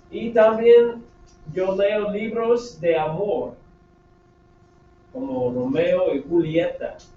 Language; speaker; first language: Spanish; non-native, fluent; English